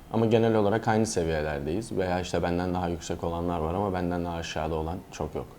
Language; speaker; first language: Turkish; native; Turkish